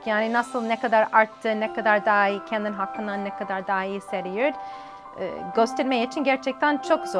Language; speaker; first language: Turkish; non-native, learner; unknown